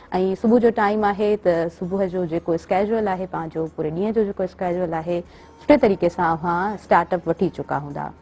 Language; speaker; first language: Sindhi; native; Sindhi